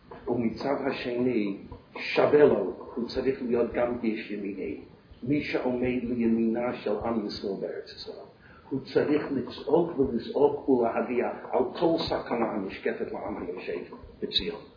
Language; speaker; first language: Hebrew; non-native, fluent; English